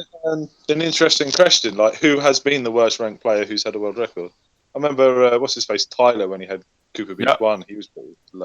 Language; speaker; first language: English; native; English